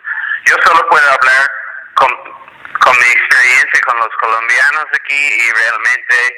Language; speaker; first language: Spanish; non-native, fluent; English